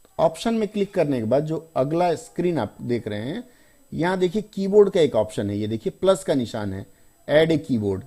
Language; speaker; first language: Hindi; native; Hindi